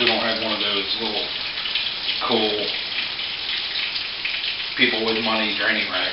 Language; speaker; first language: English; native; English